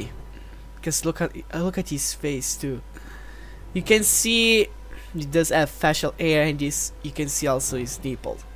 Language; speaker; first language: English; non-native, fluent; Italian